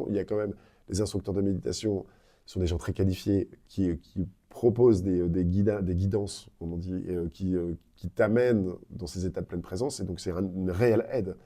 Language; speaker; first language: French; native; French